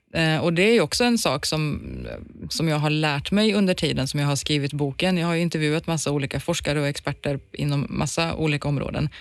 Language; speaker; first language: Swedish; native; Swedish